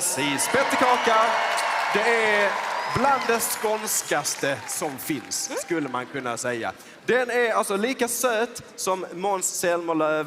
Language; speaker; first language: Swedish; native; Swedish